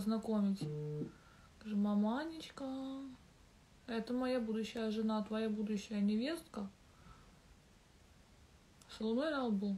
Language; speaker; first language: Russian; native; Russian